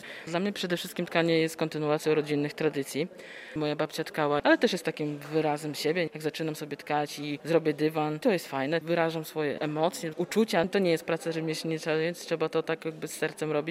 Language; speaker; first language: Polish; native; Polish